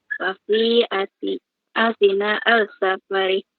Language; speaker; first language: Arabic; non-native, learner; Indonesian